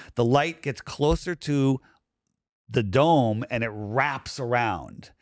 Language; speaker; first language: English; native; English